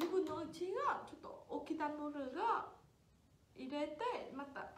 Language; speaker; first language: Japanese; non-native, learner; Burmese